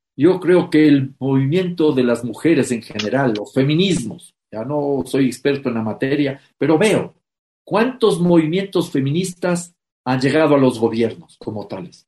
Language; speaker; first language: Spanish; native; Spanish